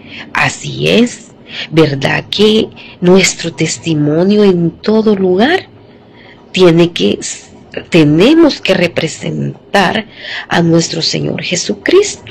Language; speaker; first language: Spanish; native; Spanish